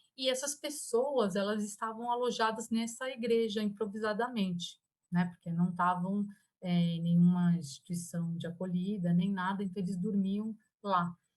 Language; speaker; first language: Portuguese; early bilingual, other home language; Spanish